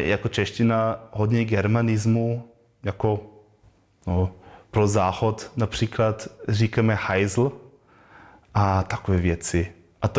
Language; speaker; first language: Czech; non-native, fluent; German